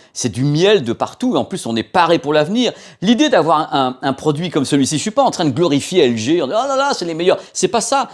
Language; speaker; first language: French; native; French